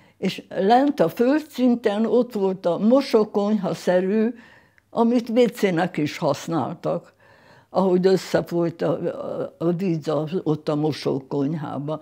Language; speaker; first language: Hungarian; non-native, local second language; German